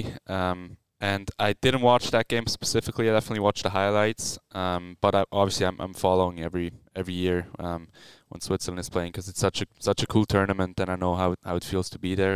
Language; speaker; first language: English; non-native, fluent; Swiss German